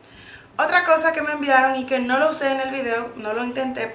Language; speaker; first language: Spanish; native; Spanish